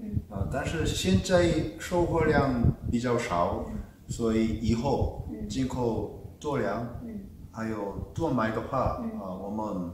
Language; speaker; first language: Chinese; non-native, fluent; Korean